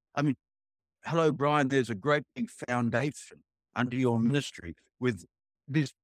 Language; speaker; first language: English; native; English